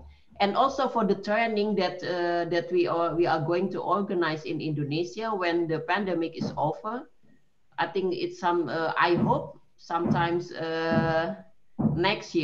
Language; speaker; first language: English; non-native, fluent; Indonesian